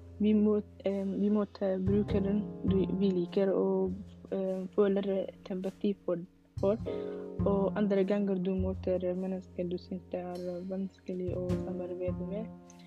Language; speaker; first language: Norwegian; non-native, learner; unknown